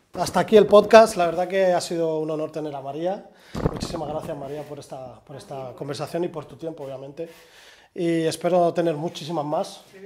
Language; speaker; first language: Spanish; early bilingual, other home language; Arabic